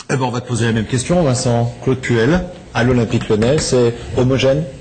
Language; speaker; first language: French; native; French